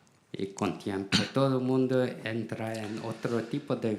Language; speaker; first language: Spanish; non-native, learner; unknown